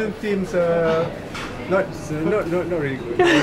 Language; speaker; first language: English; non-native, learner; Indonesian